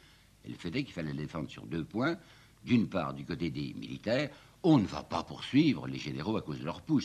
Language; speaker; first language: French; native; French